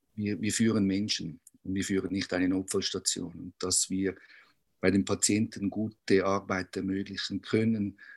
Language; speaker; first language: German; native; German